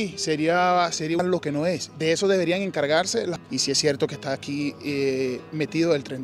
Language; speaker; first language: Spanish; native; Spanish